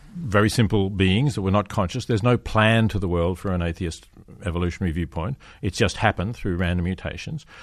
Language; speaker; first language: English; native; English